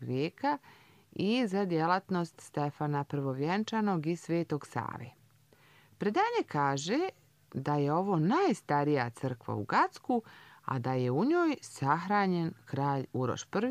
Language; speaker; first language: Croatian; native; Croatian